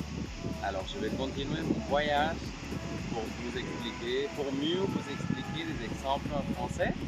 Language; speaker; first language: French; non-native, fluent; Spanish